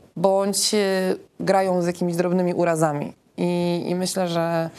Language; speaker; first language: Polish; native; Polish